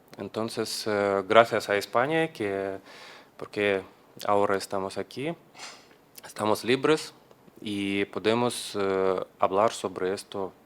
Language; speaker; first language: Spanish; non-native, learner; Russian